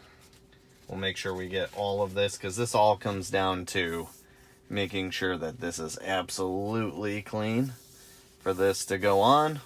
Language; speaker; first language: English; native; English